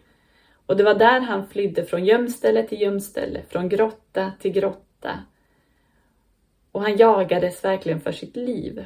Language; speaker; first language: Swedish; native; Swedish